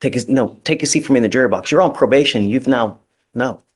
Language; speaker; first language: English; native; English